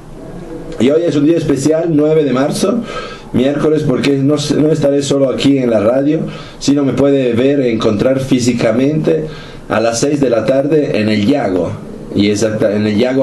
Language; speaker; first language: Spanish; non-native, fluent; Italian